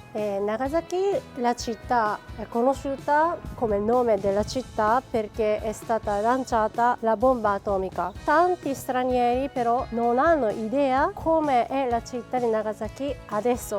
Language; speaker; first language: Italian; non-native, fluent; Japanese